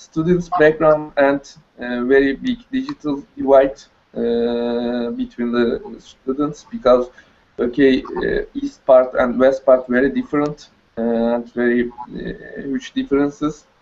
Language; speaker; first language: English; non-native, learner; Turkish